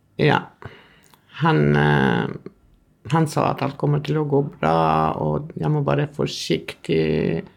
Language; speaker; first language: Norwegian; non-native, fluent; Albanian